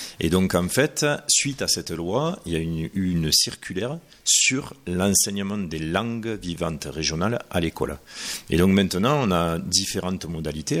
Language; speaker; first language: French; native; French